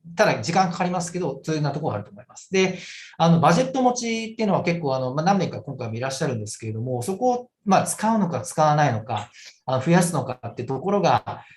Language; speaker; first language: Japanese; native; Japanese